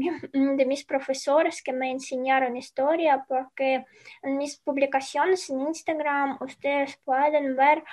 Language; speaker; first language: Spanish; non-native, fluent; Ukrainian